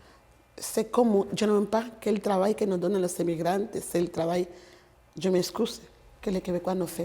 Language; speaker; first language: French; non-native, fluent; Spanish